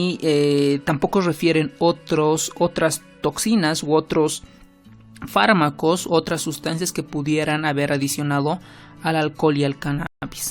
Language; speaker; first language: Spanish; native; Spanish